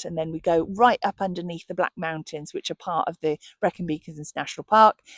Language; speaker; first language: English; native; English